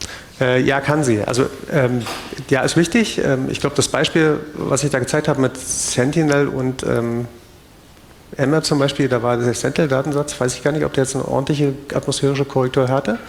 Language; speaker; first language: German; native; German